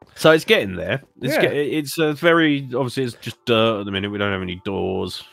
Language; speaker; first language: English; native; English